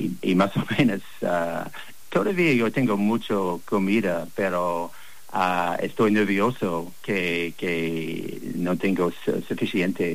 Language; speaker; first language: Spanish; non-native, learner; English